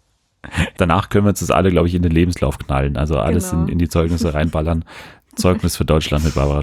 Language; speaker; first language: German; native; German